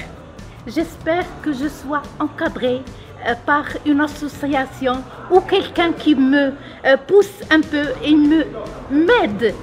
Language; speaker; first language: French; non-native, local second language; Arabic